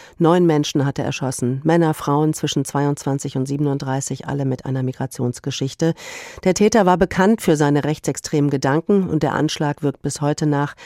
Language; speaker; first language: German; native; German